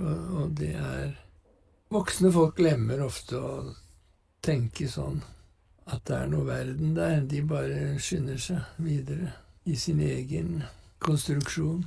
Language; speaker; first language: Norwegian; native; Norwegian